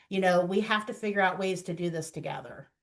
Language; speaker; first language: English; native; English